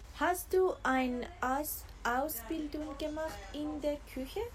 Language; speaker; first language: German; non-native, learner; Persian